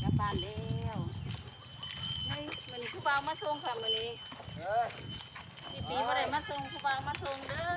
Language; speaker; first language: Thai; non-native, local second language; Lao